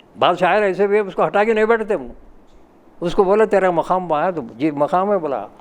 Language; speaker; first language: Urdu; native; Urdu